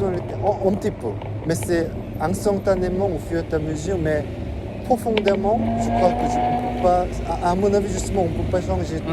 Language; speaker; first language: French; non-native, fluent; Korean